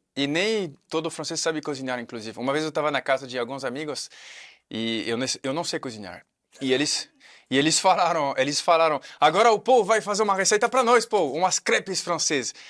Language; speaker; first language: Portuguese; non-native, fluent; French